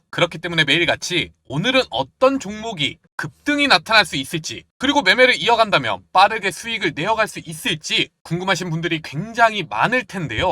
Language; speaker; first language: Korean; native; Korean